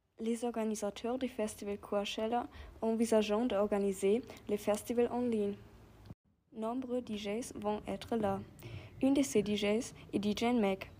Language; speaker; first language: French; non-native, learner; German